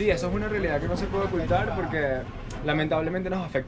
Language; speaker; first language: Spanish; native; Spanish